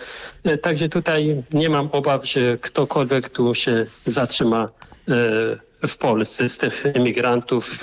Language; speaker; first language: Polish; non-native, fluent; Arabic